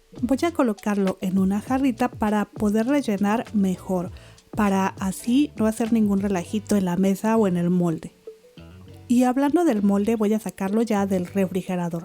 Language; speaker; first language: Spanish; native; Spanish